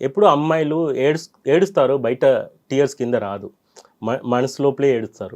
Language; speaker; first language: Telugu; non-native, learner; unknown